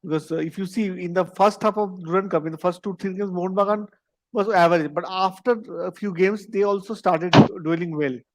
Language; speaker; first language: English; non-native, local second language; Bangla